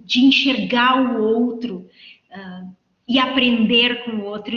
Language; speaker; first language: Portuguese; native; Portuguese